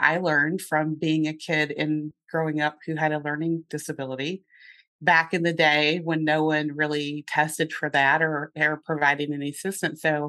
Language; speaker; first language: English; native; English